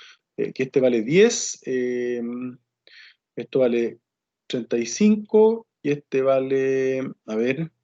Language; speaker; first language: Spanish; native; Spanish